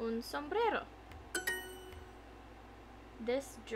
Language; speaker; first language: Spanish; non-native, learner; English